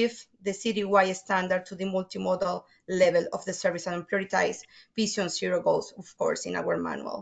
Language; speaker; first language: English; non-native, fluent; Spanish